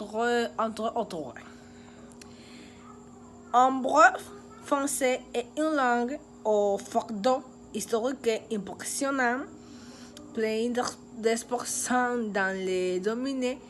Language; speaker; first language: French; non-native, learner; Spanish